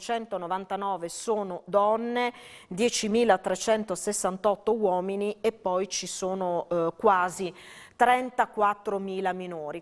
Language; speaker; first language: Italian; native; Italian